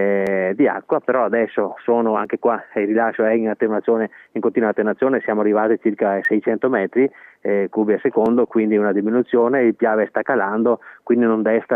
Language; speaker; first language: Italian; native; Italian